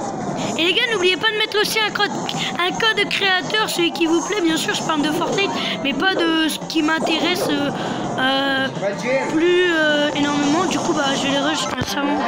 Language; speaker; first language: French; native; French